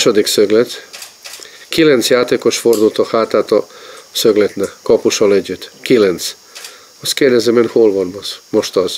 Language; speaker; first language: Hungarian; non-native, fluent; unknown